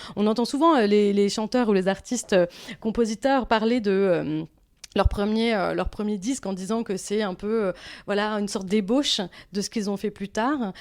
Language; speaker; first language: French; native; French